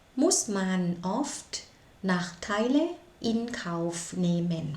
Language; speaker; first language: German; non-native, learner; Thai